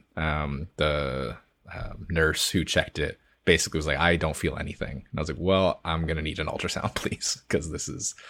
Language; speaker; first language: English; native; English